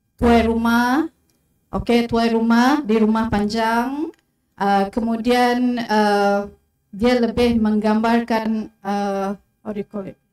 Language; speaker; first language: Malay; non-native, local second language; Iban